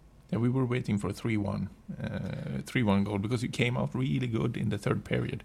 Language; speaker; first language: English; non-native, fluent; Swedish